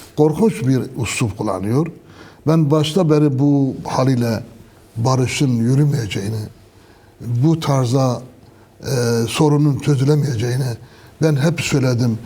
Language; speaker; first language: Turkish; non-native, local second language; Kurdish